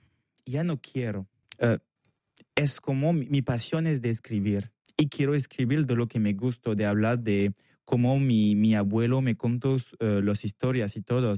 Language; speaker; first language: Spanish; non-native, learner; French